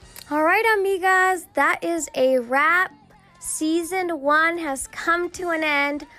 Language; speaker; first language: English; early bilingual, other home language; Spanish